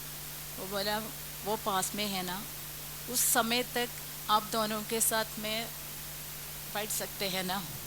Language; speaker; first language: Hindi; non-native, local second language; Malayalam